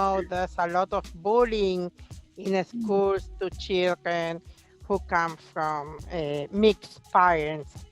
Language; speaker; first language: English; non-native, fluent; Spanish